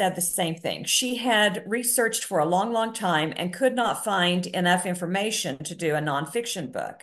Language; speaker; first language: English; native; English